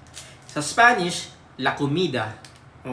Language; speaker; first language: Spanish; non-native, learner; Filipino